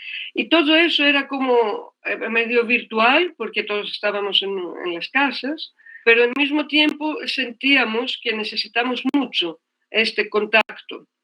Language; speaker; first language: Spanish; non-native, fluent; Greek